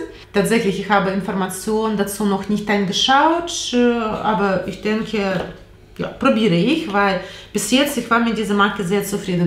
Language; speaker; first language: German; non-native, learner; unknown